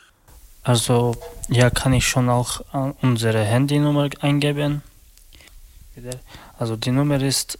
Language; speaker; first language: German; non-native, learner; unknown